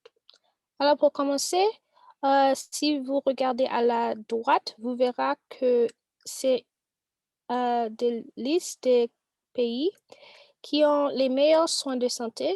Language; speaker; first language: French; non-native, learner; English